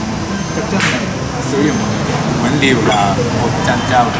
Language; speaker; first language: Vietnamese; non-native, learner; Japanese